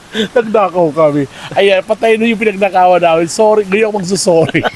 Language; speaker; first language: Filipino; native; Filipino